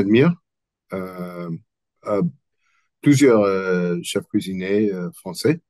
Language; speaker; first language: French; non-native, learner; English